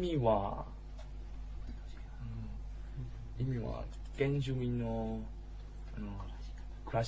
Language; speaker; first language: Japanese; non-native, learner; Chinese